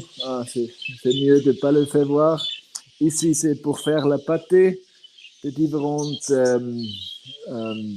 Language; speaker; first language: French; non-native, fluent; Swiss German